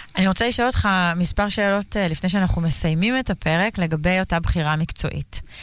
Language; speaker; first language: Hebrew; native; Hebrew